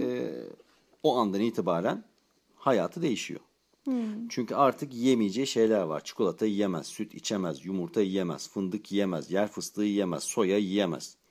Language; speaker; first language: Turkish; native; Turkish